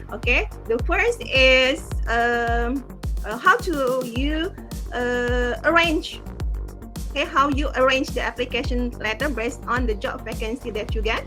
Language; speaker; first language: English; non-native, fluent; Indonesian